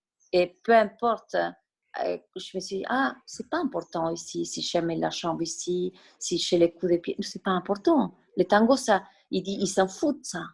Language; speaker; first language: French; non-native, fluent; Spanish